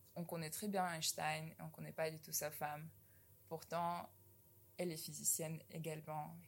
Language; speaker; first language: French; non-native, fluent; Russian